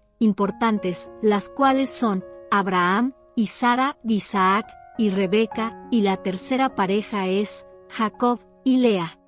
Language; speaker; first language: Spanish; native; Spanish